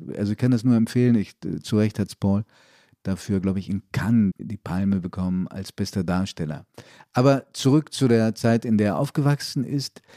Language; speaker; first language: German; early bilingual, other home language; Italian